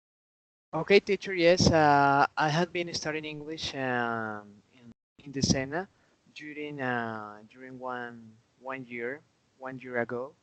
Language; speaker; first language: English; non-native, learner; Spanish